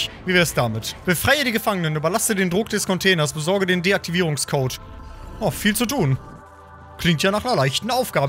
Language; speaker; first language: German; native; German